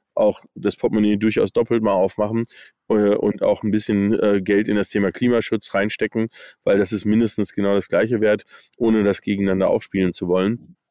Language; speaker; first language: German; early bilingual, other home language; English